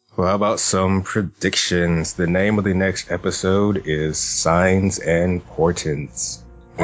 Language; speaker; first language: English; native; English